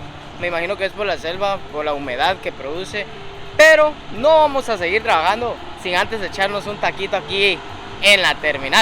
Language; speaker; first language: Spanish; native; Spanish